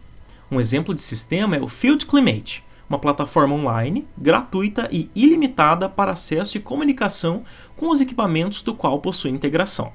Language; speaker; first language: Portuguese; native; Portuguese